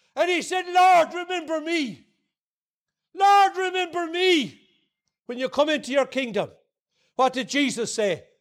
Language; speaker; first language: English; native; English